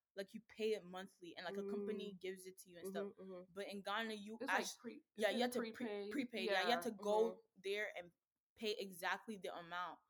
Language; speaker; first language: English; native; English